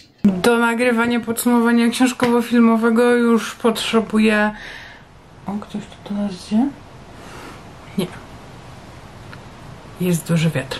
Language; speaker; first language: Polish; native; Polish